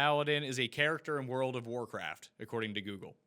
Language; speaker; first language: English; native; English